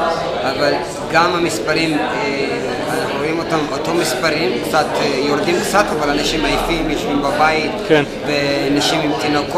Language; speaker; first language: Hebrew; non-native, fluent; Tigrinya